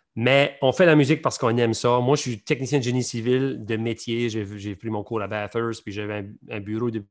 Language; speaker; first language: French; native; French